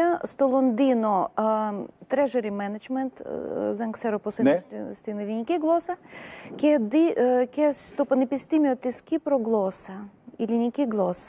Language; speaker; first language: Greek; non-native, learner; Russian